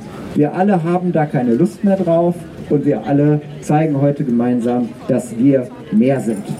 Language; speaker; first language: German; native; German